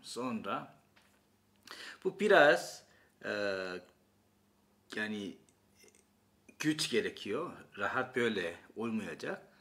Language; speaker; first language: Turkish; non-native, fluent; Korean